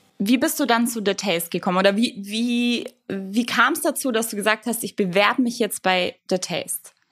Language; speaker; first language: German; native; German